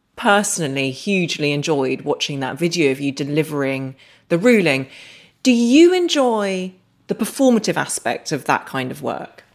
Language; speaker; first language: English; native; English